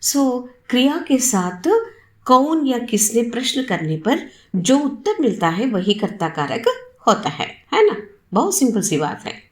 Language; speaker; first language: Hindi; non-native, local second language; Telugu